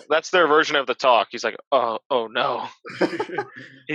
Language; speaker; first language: English; native; English